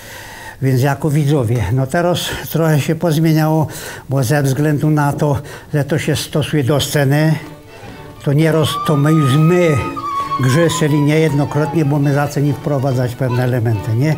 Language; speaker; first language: Polish; native; Polish